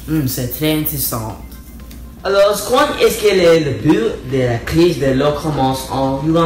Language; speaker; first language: French; non-native, learner; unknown